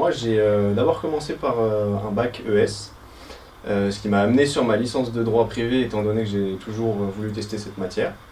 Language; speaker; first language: French; native; French